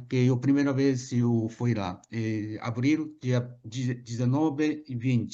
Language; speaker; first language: Portuguese; non-native, fluent; Japanese